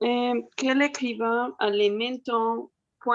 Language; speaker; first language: French; non-native, learner; Spanish